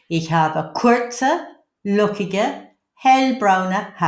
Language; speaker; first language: German; non-native, fluent; English